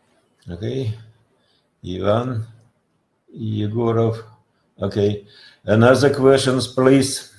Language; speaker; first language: English; non-native, learner; Russian